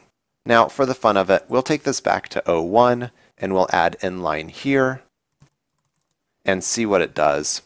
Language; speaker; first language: English; native; English